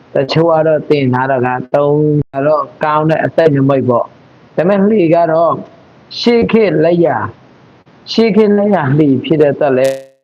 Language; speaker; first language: Burmese; non-native, local second language; Mon